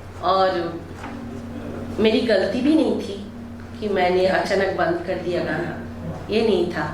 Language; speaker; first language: Hindi; non-native, local second language; Bangla